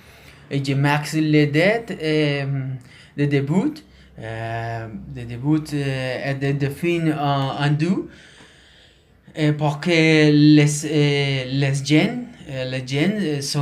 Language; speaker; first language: French; non-native, learner; Spanish